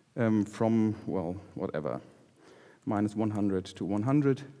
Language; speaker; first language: English; non-native, fluent; German